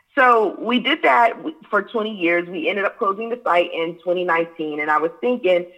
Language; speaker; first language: English; native; English